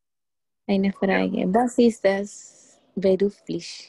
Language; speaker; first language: German; non-native, learner; Spanish